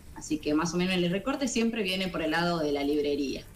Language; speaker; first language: Spanish; native; Spanish